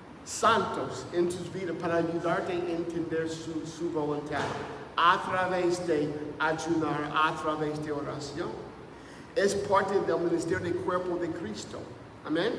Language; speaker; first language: Spanish; non-native, fluent; English